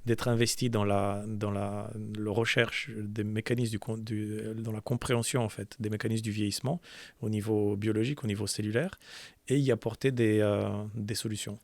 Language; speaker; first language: French; native; French